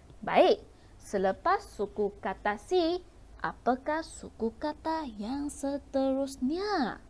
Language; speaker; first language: Malay; non-native, local second language; Chinese